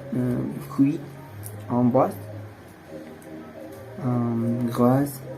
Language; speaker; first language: French; non-native, learner; Spanish